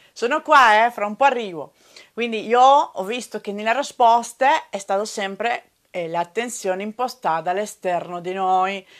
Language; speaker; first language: Italian; non-native, fluent; Spanish